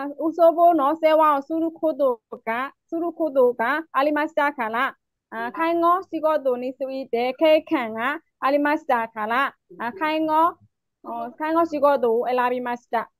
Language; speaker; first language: Japanese; non-native, learner; Burmese